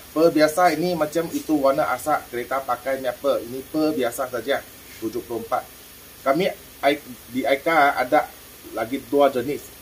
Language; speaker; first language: Malay; non-native, local second language; Min Nan Chinese